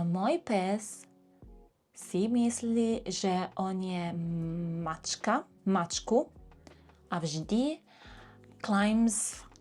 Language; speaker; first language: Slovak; non-native, learner; Italian